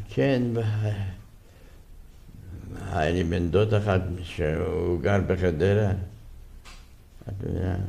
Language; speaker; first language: Hebrew; non-native, fluent; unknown